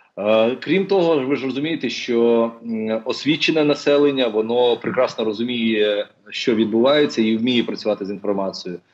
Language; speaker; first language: Ukrainian; non-native, local second language; Russian